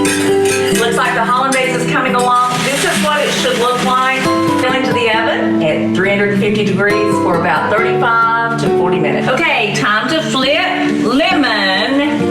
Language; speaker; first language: English; native; English